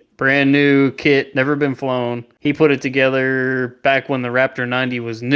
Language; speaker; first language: English; native; English